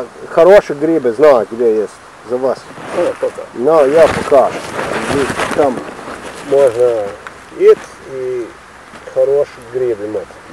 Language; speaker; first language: Russian; non-native, learner; Slovenian